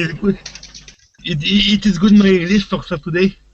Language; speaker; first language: English; non-native, learner; French